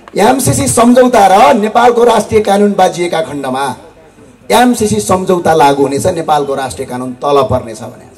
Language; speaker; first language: Nepali; native; Nepali